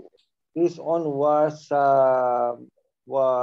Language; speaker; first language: Arabic; non-native, learner; Malay